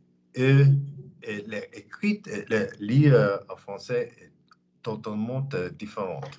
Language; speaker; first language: French; non-native, learner; English